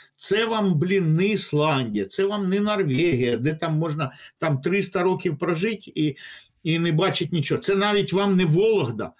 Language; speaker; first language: Ukrainian; non-native, local second language; Russian